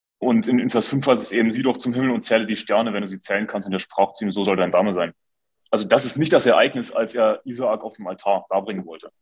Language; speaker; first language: German; native; German